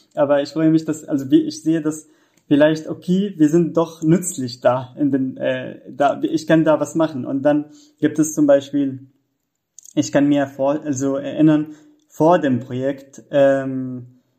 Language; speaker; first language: German; non-native, fluent; Arabic